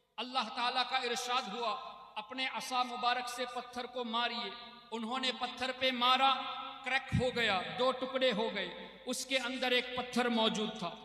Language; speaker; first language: Urdu; non-native, fluent; Memoni